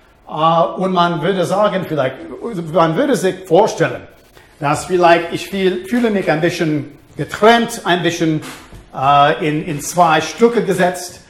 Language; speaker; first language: German; non-native, fluent; English